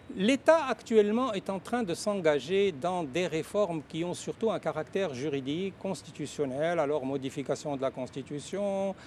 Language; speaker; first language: French; non-native, local second language; Arabic